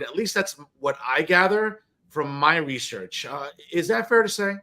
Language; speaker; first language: English; native; English